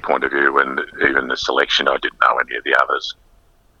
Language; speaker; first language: English; native; English